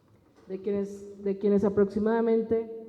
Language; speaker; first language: Spanish; native; Spanish